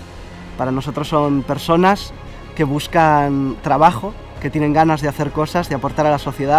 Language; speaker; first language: Spanish; native; Spanish